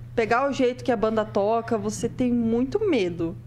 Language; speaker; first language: Portuguese; native; Portuguese